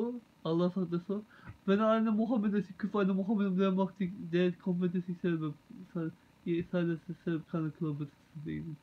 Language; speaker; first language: German; non-native, learner; Turkish